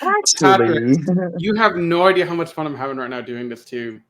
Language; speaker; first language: English; native; English